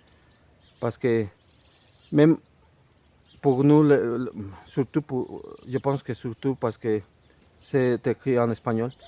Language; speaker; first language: French; non-native, fluent; Spanish